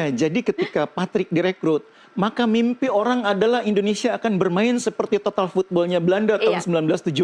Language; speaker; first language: Indonesian; native; Indonesian